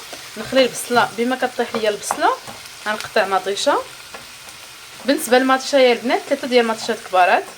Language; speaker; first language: Arabic; native; Arabic